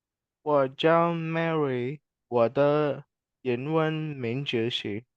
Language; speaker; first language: Chinese; non-native, learner; English